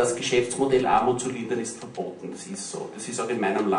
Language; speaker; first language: German; native; German